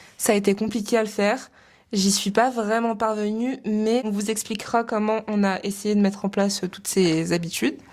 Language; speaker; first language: French; native; French